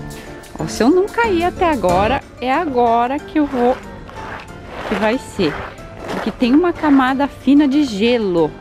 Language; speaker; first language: Portuguese; native; Portuguese